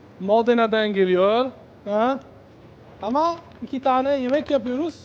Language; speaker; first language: Turkish; non-native, learner; Italian